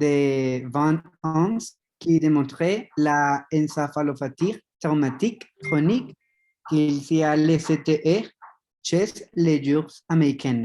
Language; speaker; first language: French; non-native, learner; Spanish